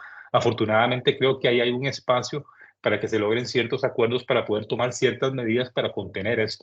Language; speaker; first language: Spanish; native; Spanish